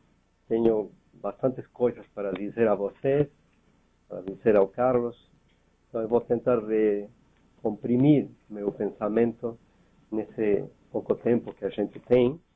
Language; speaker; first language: Portuguese; non-native, fluent; Spanish